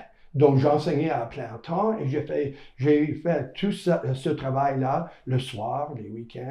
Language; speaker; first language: French; non-native, local second language; English